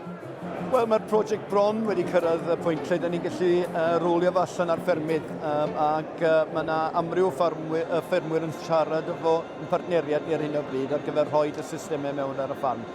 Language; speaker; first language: Welsh; native; Welsh